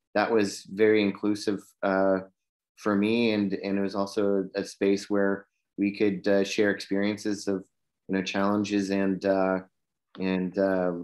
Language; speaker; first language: English; native; English